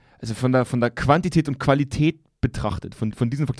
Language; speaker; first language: German; native; German